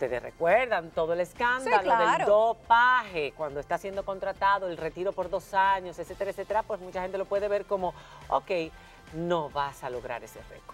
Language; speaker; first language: Spanish; native; Spanish